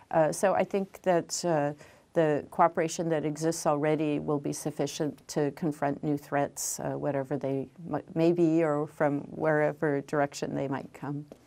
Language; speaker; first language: English; native; English